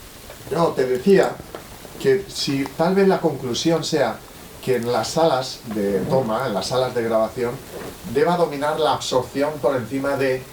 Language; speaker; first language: Spanish; native; Spanish